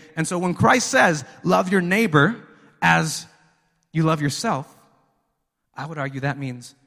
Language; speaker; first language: English; early bilingual, other home language; Spanish